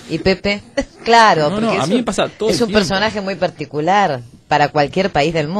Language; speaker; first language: Spanish; native; Spanish